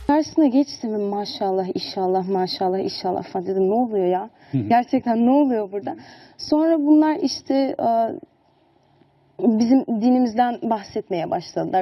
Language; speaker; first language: Turkish; early bilingual, heritage; Turkish